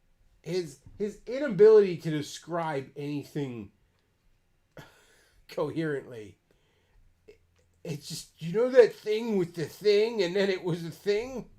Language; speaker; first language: English; native; English